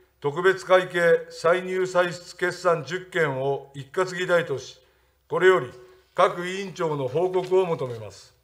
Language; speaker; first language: Japanese; native; Japanese